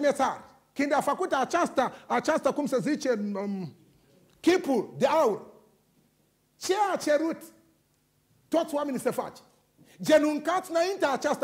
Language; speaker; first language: Romanian; non-native, learner; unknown